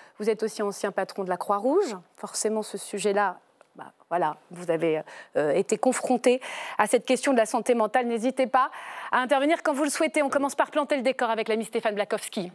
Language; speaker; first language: French; native; French